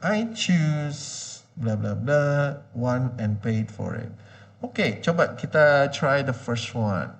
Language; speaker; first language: English; non-native, fluent; Indonesian